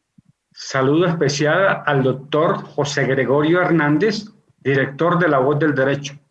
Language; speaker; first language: Spanish; native; Spanish